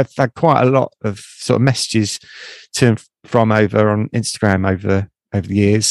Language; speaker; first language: English; native; English